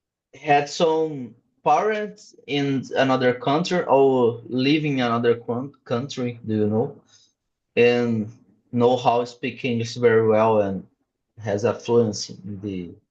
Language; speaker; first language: English; non-native, learner; Portuguese